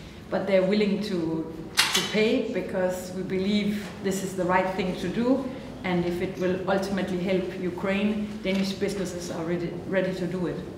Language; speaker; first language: English; non-native, fluent; Danish